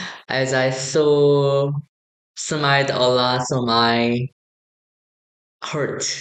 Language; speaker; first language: English; non-native, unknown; Korean